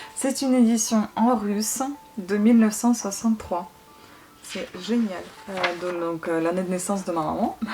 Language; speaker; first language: French; non-native, fluent; Russian